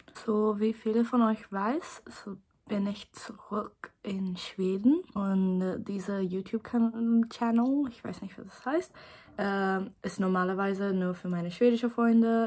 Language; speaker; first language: German; non-native, learner; Swedish